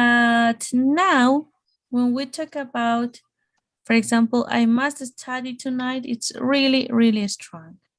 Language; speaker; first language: English; non-native, fluent; Spanish